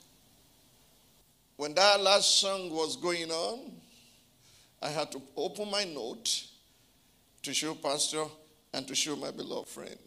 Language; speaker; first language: English; non-native, local second language; Yoruba